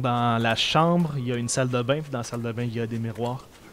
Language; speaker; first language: French; early bilingual, heritage; French